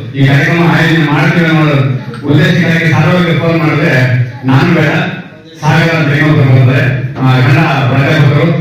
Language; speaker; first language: Kannada; non-native, local second language; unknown